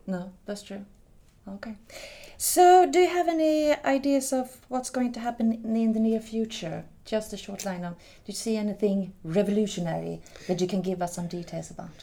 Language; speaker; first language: English; non-native, fluent; Swedish